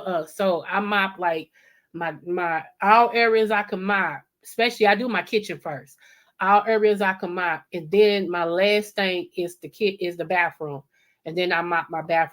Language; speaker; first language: English; native; English